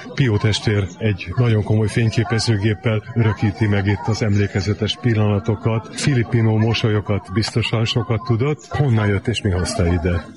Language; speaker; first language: Hungarian; native; Hungarian